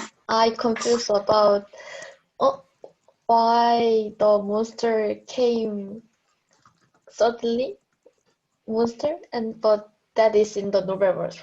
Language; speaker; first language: English; non-native, learner; Korean